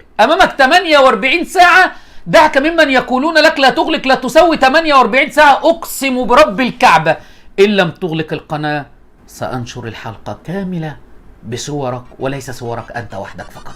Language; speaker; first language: Arabic; native; Arabic